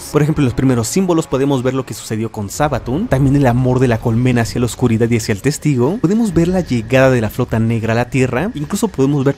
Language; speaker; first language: Spanish; native; Spanish